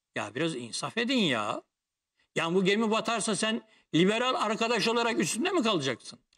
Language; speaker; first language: Turkish; native; Turkish